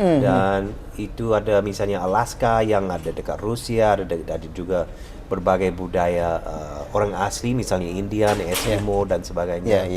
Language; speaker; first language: Indonesian; non-native, fluent; English